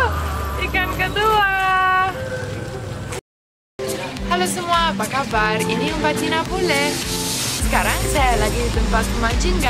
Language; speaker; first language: Indonesian; non-native, fluent; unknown